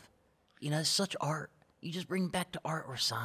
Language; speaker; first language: English; native; English